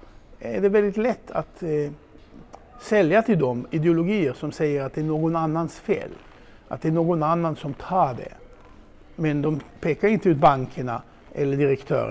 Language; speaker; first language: Swedish; non-native, fluent; Hebrew